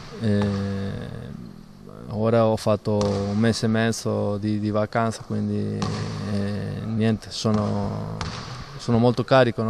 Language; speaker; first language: Italian; non-native, fluent; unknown